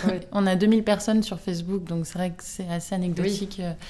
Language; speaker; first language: French; native; French